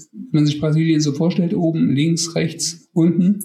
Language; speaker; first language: German; native; German